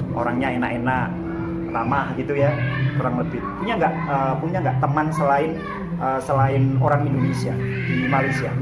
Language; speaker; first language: Indonesian; native; Indonesian